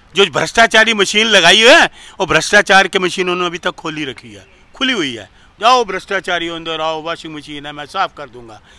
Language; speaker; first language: Hindi; native; Hindi